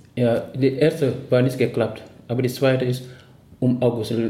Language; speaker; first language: German; non-native, learner; Wolof